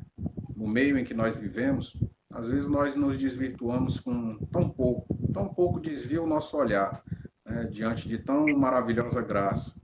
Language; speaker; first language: Portuguese; native; Portuguese